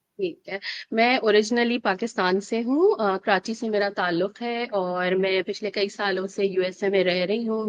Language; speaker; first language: Urdu; native; Urdu